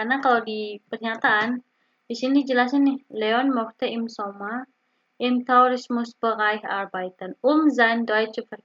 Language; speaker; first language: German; non-native, learner; Indonesian